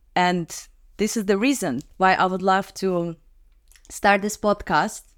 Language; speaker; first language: English; non-native, fluent; Russian